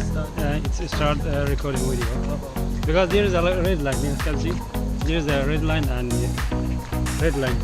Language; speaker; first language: English; non-native, learner; Finnish